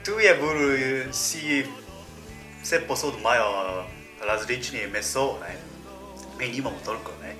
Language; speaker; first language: Slovenian; non-native, learner; Japanese